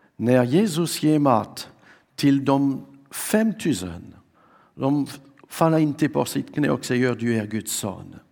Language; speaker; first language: Swedish; non-native, fluent; French